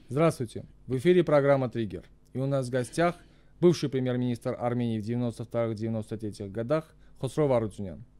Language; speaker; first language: Russian; non-native, local second language; Armenian